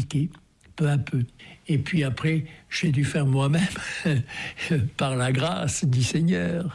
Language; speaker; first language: French; native; French